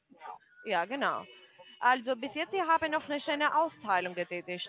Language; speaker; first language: German; non-native, fluent; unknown